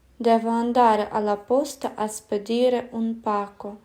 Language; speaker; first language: Italian; non-native, fluent; Ukrainian